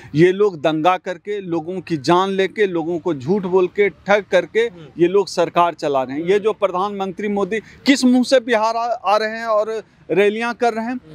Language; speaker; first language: Hindi; native; Hindi